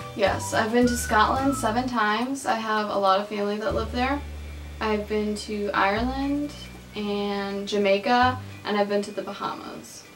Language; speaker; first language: English; native; English